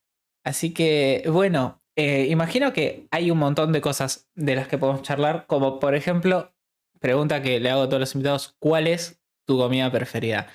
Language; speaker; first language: Spanish; native; Spanish